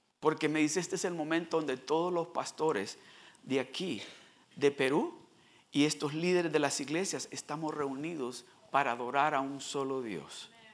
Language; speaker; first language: Spanish; early bilingual, heritage; Spanish